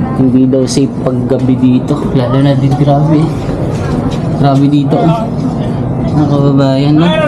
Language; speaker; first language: Filipino; native; Filipino